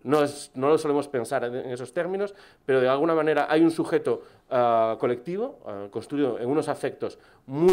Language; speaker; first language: Spanish; native; Spanish